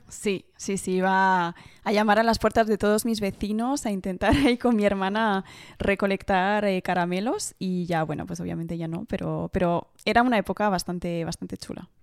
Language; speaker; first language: Spanish; early bilingual, heritage; Spanish